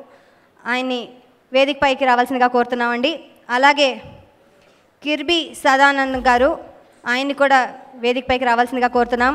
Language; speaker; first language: Telugu; native; Telugu